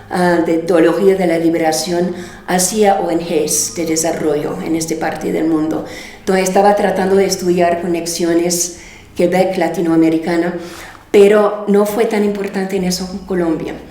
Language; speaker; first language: Spanish; non-native, fluent; English